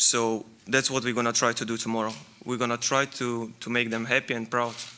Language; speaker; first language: English; non-native, fluent; Ukrainian